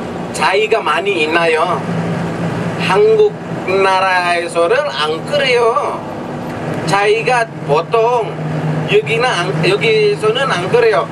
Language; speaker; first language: Korean; non-native, learner; Indonesian